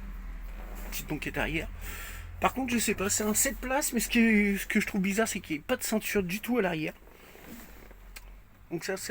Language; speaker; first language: French; native; French